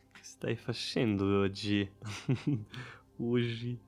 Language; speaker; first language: Portuguese; non-native, learner; German